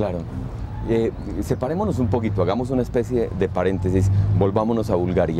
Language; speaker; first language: Spanish; native; Spanish